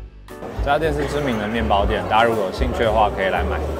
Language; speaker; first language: Chinese; native; Chinese